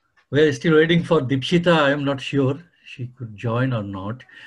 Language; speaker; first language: English; non-native, local second language; Bangla